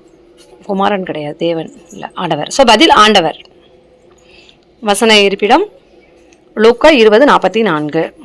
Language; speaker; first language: Tamil; native; Tamil